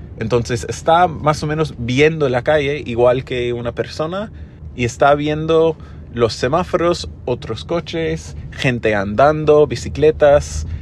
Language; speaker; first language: Spanish; non-native, fluent; English